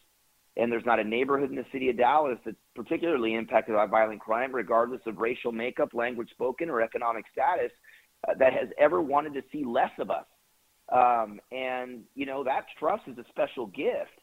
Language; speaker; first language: English; early bilingual, other home language; Spanish